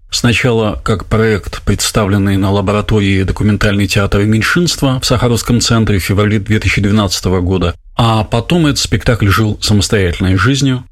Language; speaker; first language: Russian; native; Russian